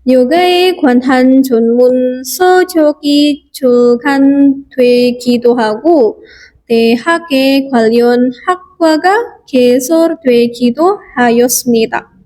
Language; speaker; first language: Korean; non-native, fluent; Indonesian